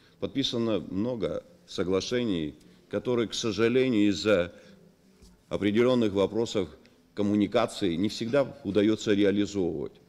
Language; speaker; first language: Russian; non-native, local second language; Abkhazian